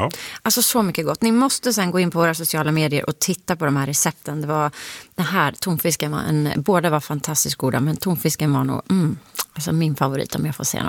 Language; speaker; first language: Swedish; native; Swedish